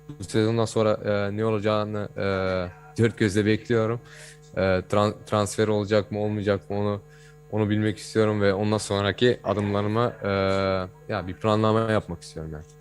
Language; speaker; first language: Turkish; early bilingual, heritage; Turkish